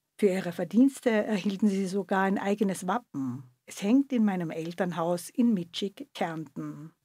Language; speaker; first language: German; native; German